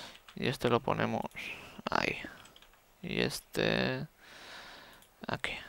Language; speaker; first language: Spanish; native; Spanish